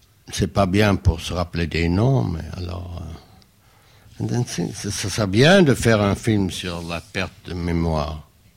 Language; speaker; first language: French; non-native, fluent; German